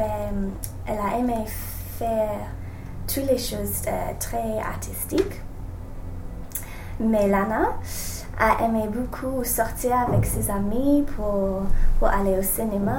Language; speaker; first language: French; non-native, learner; English